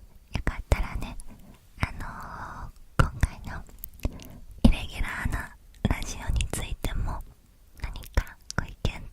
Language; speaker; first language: Japanese; native; Japanese